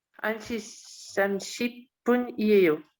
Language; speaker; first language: Korean; non-native, learner; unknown